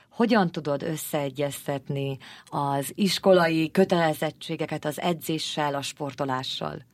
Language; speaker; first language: Hungarian; native; Hungarian